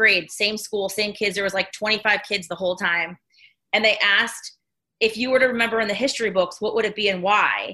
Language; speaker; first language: English; native; English